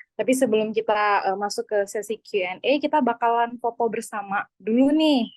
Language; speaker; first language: Indonesian; native; Indonesian